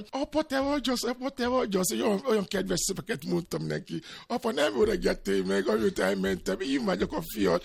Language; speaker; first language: Hungarian; non-native, learner; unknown